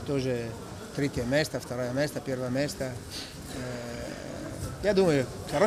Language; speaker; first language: Russian; non-native, learner; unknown